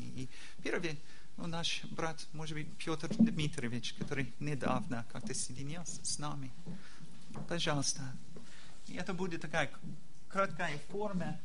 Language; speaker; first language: Russian; non-native, learner; English